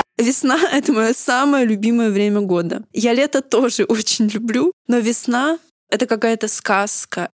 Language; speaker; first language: Russian; native; Russian